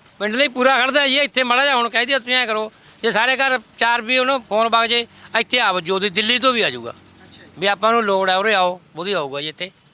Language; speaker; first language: Punjabi; native; Punjabi